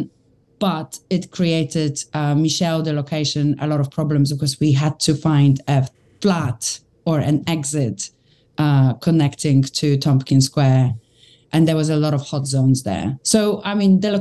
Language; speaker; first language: English; native; English